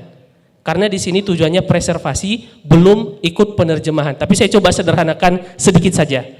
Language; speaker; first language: Indonesian; non-native, local second language; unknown